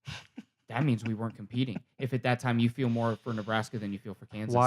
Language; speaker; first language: English; native; English